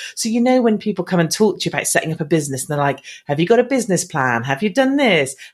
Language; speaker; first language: English; native; English